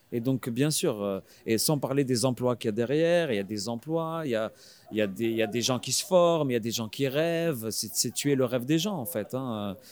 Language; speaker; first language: French; non-native, local second language; Arabic